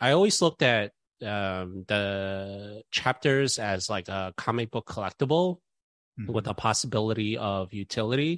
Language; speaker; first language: English; native; English